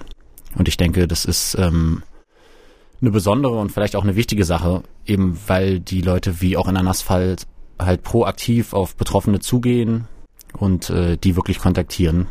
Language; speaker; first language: German; native; German